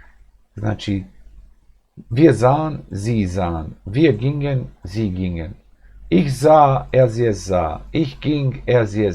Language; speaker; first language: German; non-native, fluent; Bosnian